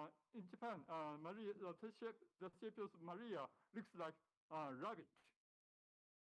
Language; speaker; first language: English; non-native, learner; Japanese